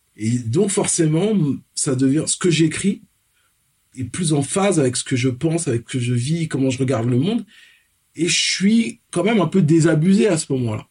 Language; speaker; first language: French; early bilingual, other home language; Fon